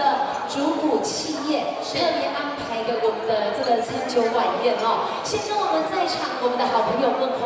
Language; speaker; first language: Chinese; native; Chinese